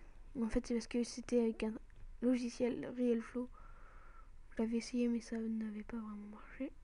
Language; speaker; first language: French; native; French